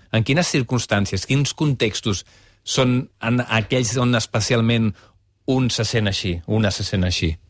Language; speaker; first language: Catalan; native; Catalan